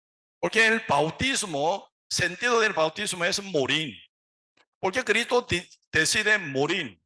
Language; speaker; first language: Spanish; non-native, learner; Korean